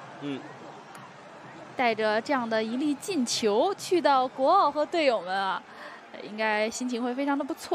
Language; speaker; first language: Chinese; native; Chinese